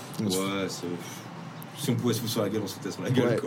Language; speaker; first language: French; native; French